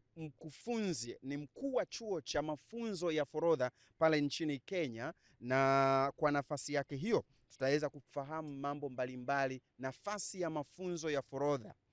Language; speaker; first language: Swahili; native; Swahili